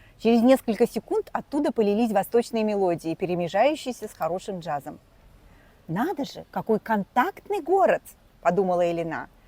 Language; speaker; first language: Russian; native; Russian